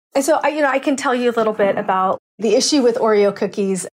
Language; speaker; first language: English; native; English